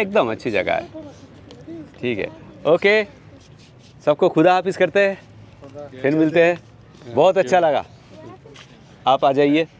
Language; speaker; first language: Hindi; non-native, local second language; Bangla